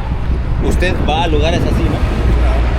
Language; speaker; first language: Spanish; early bilingual, heritage; Spanish